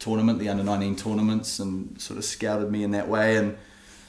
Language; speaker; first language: English; native; English